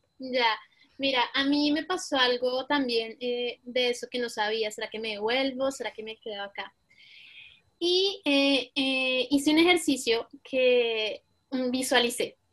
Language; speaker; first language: Spanish; native; Spanish